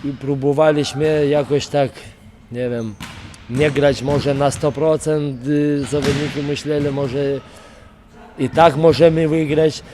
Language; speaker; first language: Polish; non-native, fluent; Lithuanian